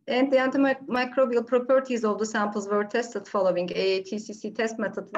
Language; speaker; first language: English; non-native, fluent; Turkish